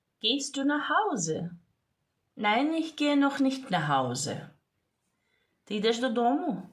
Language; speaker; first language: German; non-native, fluent; Ukrainian